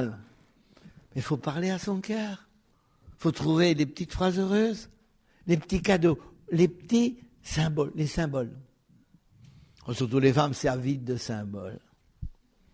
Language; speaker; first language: French; native; French